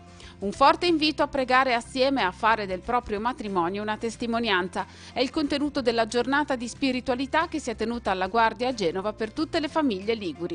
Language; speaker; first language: Italian; native; Italian